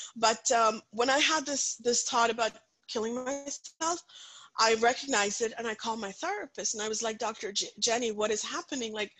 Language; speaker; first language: English; non-native, local second language; Punjabi